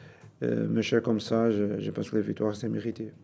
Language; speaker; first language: French; non-native, learner; Portuguese